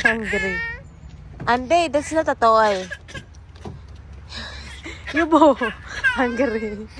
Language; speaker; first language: English; non-native, local second language; Filipino